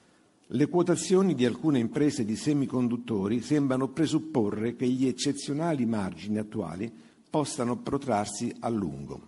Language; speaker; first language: Italian; native; Italian